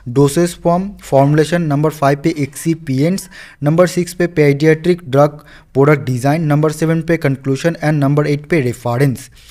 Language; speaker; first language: Hindi; non-native, local second language; Bangla